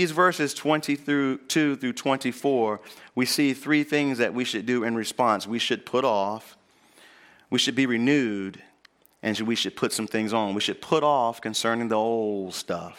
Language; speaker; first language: English; native; English